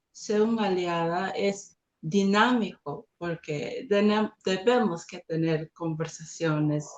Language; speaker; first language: Spanish; non-native, learner; English